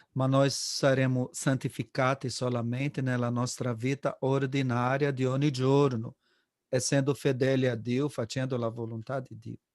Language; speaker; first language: Italian; non-native, fluent; Portuguese